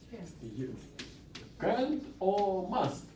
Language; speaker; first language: English; non-native, learner; Russian